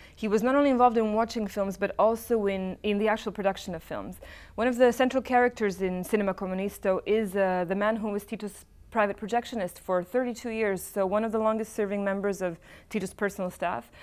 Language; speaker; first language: English; non-native, fluent; Serbian